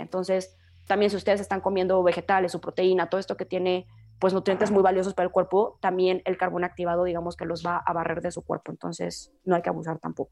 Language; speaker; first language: Spanish; native; Spanish